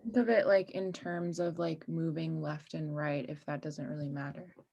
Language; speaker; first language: English; native; English